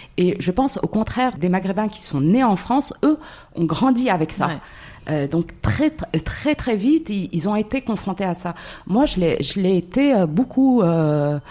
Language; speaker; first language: French; non-native, local second language; Arabic